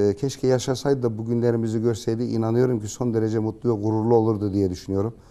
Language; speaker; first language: Turkish; native; Turkish